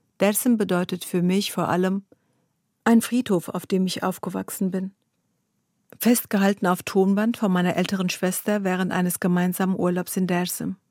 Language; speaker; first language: German; early bilingual, other home language; Zaza